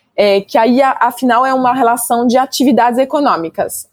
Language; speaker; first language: Portuguese; non-native, fluent; French